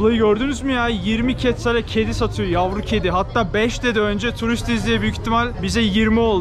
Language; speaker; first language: Turkish; native; Turkish